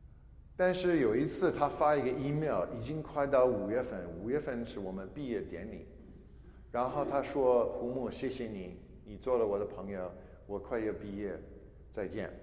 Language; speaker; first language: Chinese; non-native, fluent; English